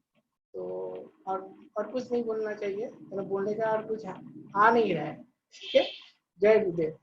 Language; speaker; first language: Hindi; non-native, local second language; Bangla